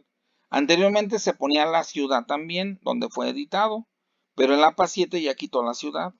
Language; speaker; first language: Spanish; native; Spanish